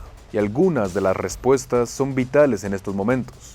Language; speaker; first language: Spanish; native; Spanish